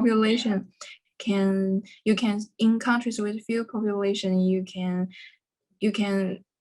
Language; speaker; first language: English; non-native, learner; Chinese